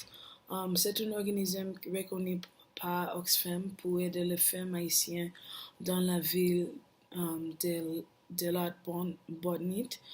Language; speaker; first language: French; non-native, learner; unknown